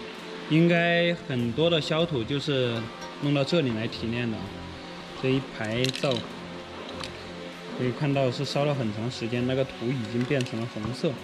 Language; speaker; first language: Chinese; native; Chinese